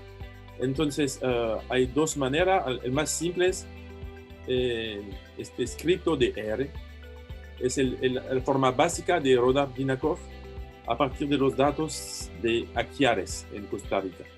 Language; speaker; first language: Spanish; non-native, fluent; French